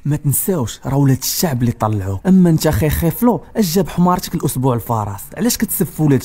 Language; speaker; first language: Arabic; native; Arabic